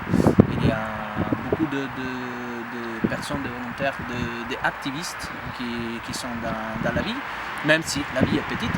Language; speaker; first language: French; non-native, fluent; Italian